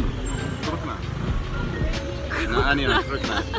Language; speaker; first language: Korean; non-native, learner; English